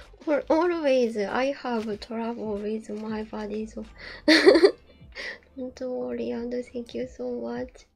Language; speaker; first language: English; non-native, learner; Japanese